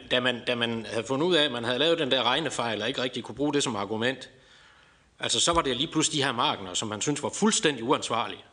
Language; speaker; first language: Danish; native; Danish